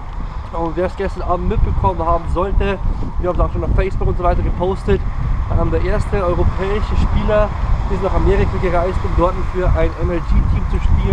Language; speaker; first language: German; native; German